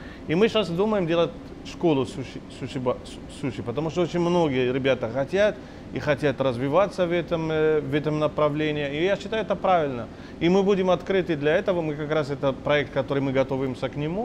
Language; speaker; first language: Russian; non-native, fluent; Arabic